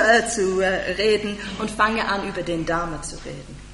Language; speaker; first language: German; non-native, fluent; English